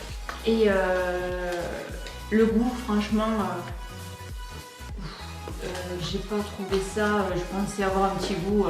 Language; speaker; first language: French; native; French